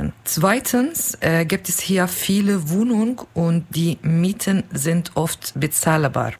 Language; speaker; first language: German; non-native, learner; Kurdish